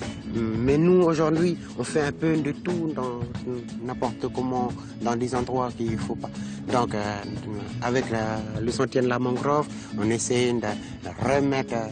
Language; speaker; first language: French; non-native, local second language; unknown